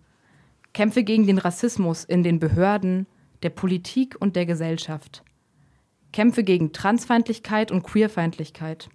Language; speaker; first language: German; native; German